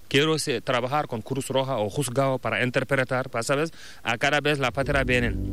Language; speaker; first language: Spanish; non-native, learner; Fula